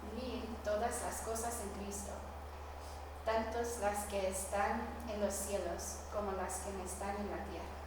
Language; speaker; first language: Spanish; non-native, fluent; English